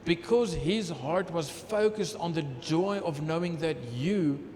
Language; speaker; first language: English; non-native, local second language; Afrikaans